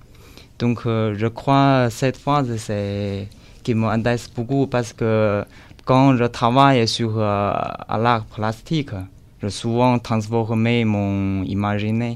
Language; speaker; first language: French; non-native, learner; Chinese